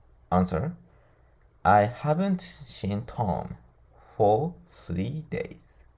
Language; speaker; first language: English; non-native, fluent; Japanese